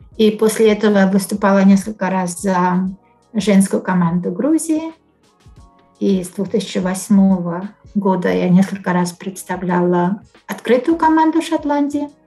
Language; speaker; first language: Russian; non-native, local second language; Georgian